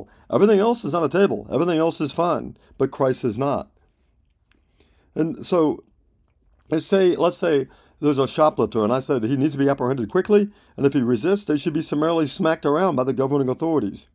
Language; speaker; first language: English; native; English